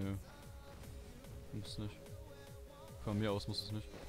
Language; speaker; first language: German; native; German